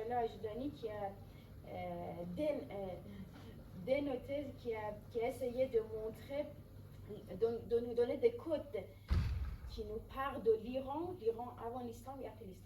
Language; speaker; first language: French; non-native, fluent; Persian